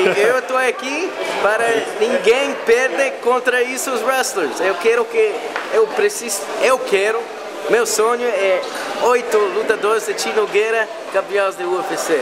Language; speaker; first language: Portuguese; non-native, learner; English